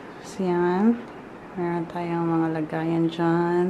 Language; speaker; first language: Filipino; non-native, local second language; Hiligaynon